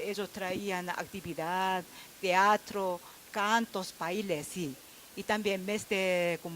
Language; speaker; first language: Spanish; non-native, fluent; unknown